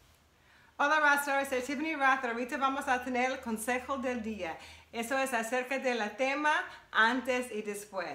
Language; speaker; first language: Spanish; non-native, fluent; English